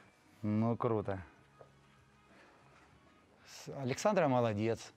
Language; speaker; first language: Russian; native; Russian